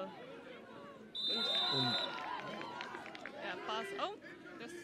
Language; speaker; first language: German; non-native, learner; Dutch